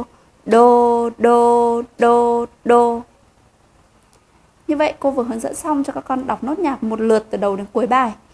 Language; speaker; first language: Vietnamese; native; Vietnamese